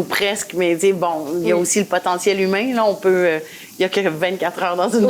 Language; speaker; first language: French; native; French